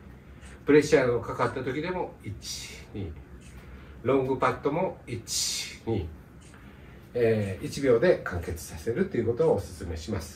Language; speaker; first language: Japanese; native; Japanese